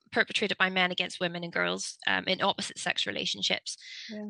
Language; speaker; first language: English; native; English